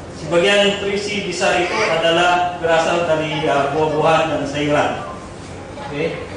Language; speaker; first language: Indonesian; non-native, fluent; Filipino